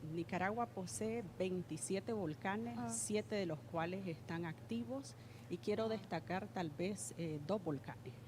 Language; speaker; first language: Spanish; native; Spanish